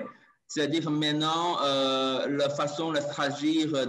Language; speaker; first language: French; non-native, learner; Chinese